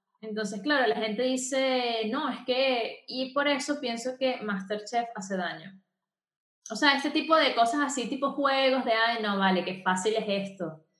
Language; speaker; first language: Spanish; native; Spanish